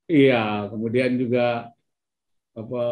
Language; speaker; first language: Indonesian; native; Indonesian